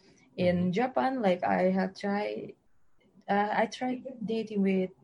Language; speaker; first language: English; non-native, learner; Indonesian